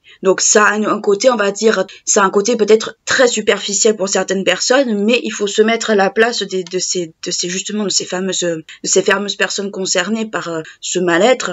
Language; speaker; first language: French; native; French